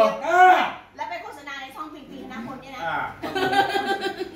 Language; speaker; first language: Thai; native; Thai